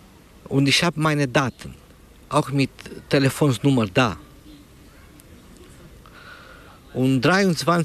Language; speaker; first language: German; non-native, learner; Romanian